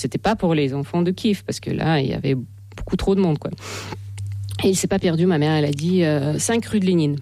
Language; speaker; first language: French; non-native, fluent; Russian